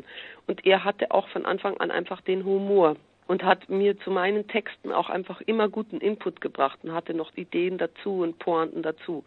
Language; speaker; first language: German; native; German